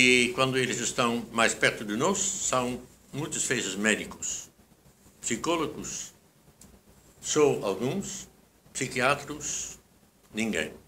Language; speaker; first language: Portuguese; non-native, fluent; Dutch